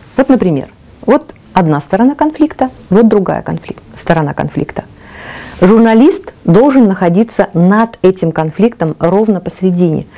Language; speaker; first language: Russian; non-native, local second language; Tajik